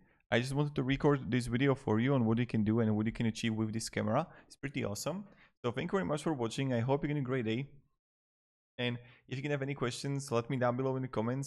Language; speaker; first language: English; non-native, fluent; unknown